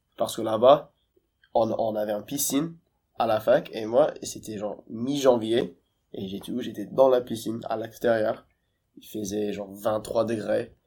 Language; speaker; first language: French; non-native, fluent; English